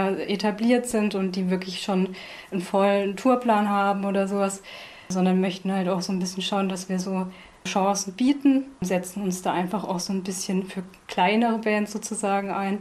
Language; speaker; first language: German; native; German